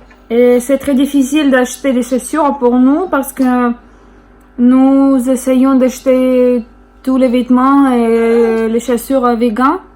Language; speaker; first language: French; non-native, learner; Russian